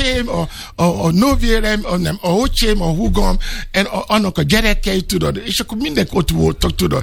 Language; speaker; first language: Hungarian; non-native, fluent; Yoruba